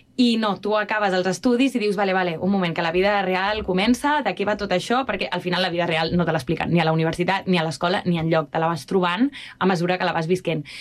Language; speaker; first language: Catalan; native; Catalan